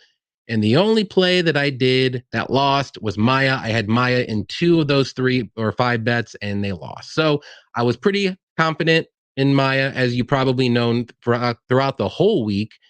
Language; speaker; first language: English; native; English